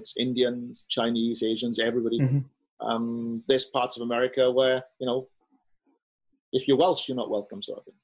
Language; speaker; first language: English; native; English